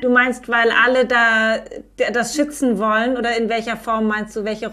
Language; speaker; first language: German; native; German